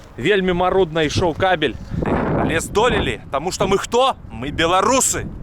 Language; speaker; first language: Belarusian; native; Belarusian